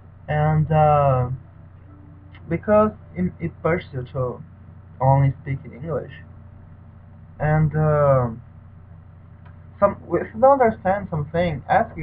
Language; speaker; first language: English; non-native, learner; Portuguese